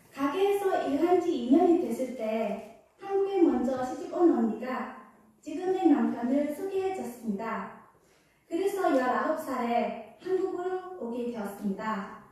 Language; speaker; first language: Korean; non-native, fluent; Khmer